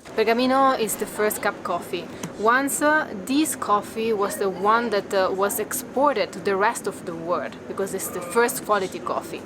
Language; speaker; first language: English; non-native, fluent; Italian